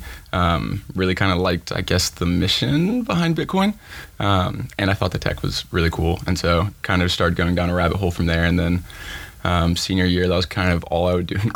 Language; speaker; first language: English; native; English